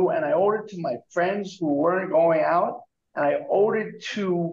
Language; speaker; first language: English; native; English